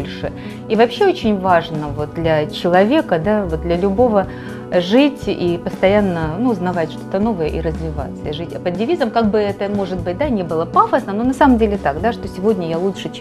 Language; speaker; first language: Russian; native; Russian